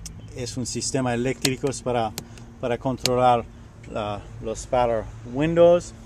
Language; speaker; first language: Spanish; non-native, learner; French